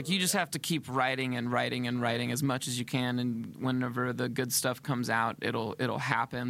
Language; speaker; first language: English; native; English